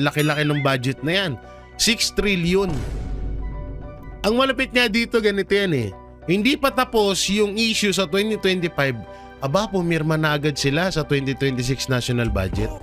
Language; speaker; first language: Filipino; native; Filipino